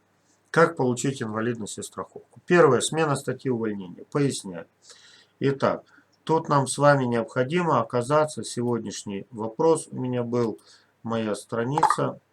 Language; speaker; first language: Russian; native; Russian